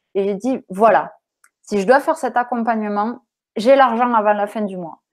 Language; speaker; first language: French; native; French